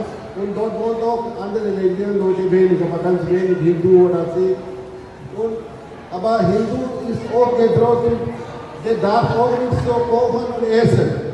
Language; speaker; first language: German; non-native, learner; Urdu